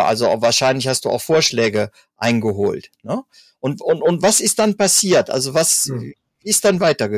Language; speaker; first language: German; native; German